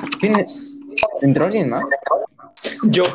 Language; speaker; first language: Spanish; native; Spanish